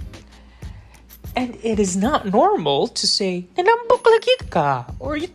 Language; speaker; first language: English; non-native, local second language; Cebuano